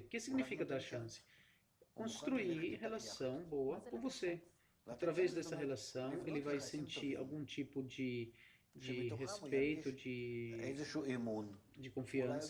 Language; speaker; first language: Portuguese; non-native, fluent; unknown